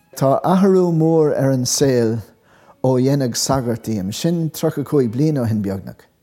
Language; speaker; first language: Irish; non-native, local second language; English